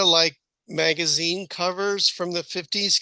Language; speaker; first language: English; native; English